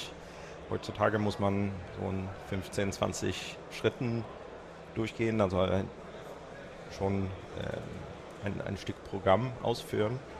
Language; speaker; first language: German; non-native, fluent; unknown